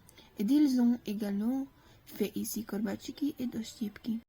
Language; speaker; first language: French; non-native, learner; Slovak